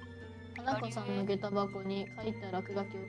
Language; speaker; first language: Japanese; native; Japanese